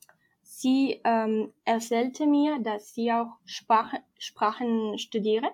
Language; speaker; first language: German; non-native, fluent; Spanish